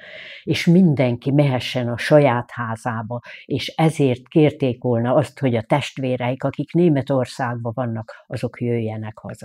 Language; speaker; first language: Hungarian; native; Hungarian